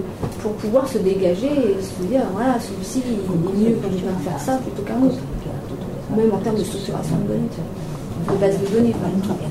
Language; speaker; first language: French; native; French